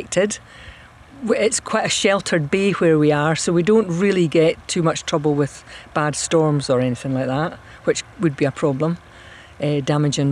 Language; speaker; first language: English; native; English